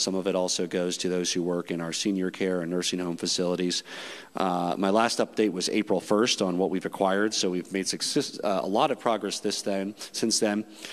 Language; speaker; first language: English; native; English